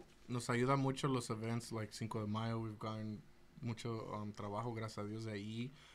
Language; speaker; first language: Spanish; early bilingual, other home language; English